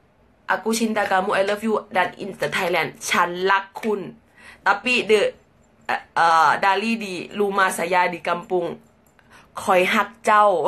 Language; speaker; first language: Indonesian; non-native, learner; Thai